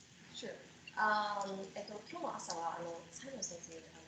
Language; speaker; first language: Japanese; early bilingual, heritage; English